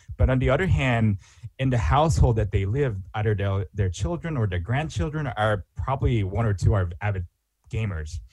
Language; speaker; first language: English; non-native, fluent; Korean